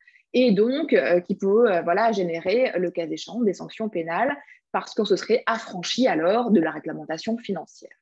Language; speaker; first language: French; native; French